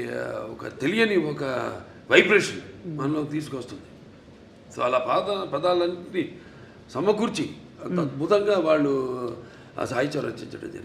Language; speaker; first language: Telugu; native; Telugu